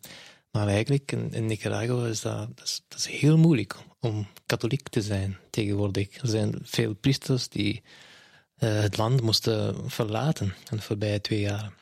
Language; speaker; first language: Dutch; non-native, fluent; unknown